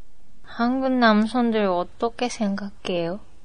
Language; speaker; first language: Korean; non-native, learner; Japanese